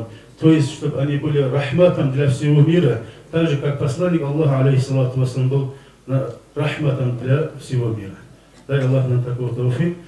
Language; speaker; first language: Russian; non-native, local second language; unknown